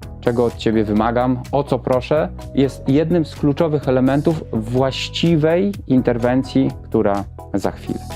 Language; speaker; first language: Polish; native; Polish